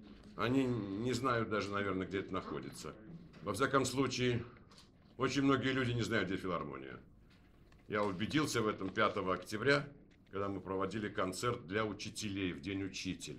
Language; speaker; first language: Russian; native; Russian